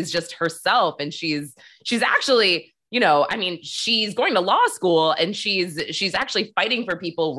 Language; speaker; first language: English; native; English